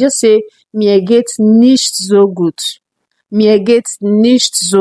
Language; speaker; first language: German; non-native, learner; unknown